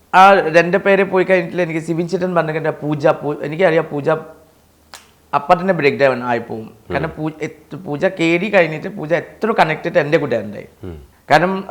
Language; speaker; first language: Malayalam; non-native, fluent; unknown